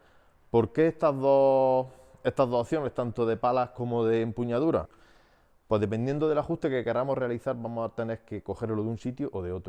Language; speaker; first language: Spanish; native; Spanish